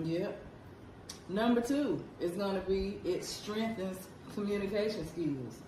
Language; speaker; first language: English; native; English